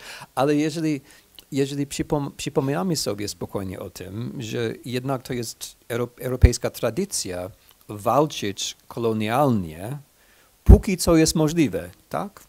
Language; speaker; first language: Polish; non-native, fluent; English